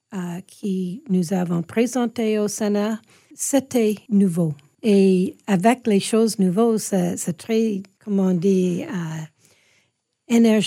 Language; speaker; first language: French; non-native, fluent; English